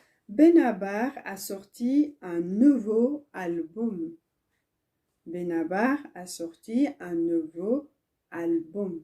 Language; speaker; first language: French; non-native, fluent; Tigrinya